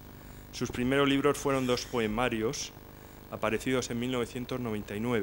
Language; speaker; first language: Spanish; native; Spanish